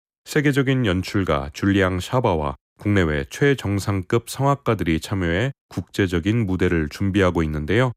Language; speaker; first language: Korean; native; Korean